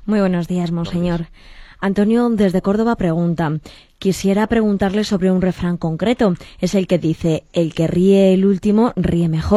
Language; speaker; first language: Spanish; native; Spanish